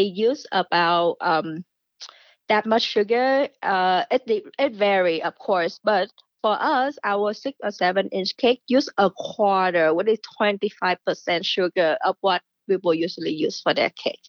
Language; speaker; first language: English; non-native, fluent; Vietnamese